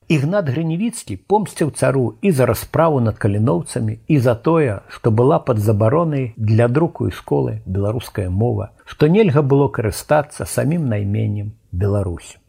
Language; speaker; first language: Belarusian; native; Belarusian